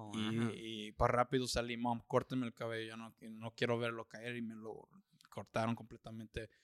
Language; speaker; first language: Spanish; early bilingual, heritage; Spanish